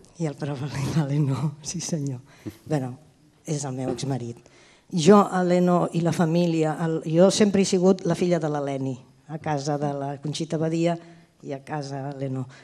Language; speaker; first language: Catalan; early bilingual, heritage; Catalan